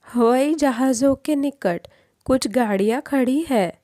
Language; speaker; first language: Hindi; non-native, local second language; Marathi